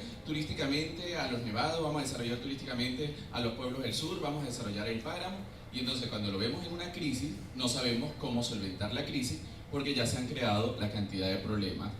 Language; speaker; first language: Spanish; native; Spanish